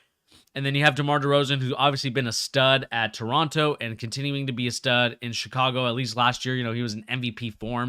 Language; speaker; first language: English; native; English